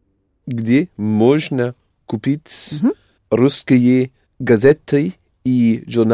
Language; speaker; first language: Russian; non-native, learner; English